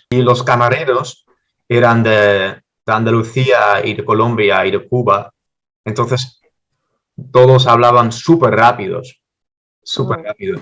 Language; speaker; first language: Spanish; non-native, fluent; Dutch